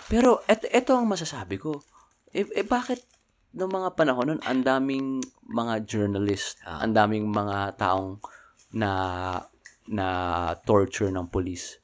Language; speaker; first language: Filipino; native; Filipino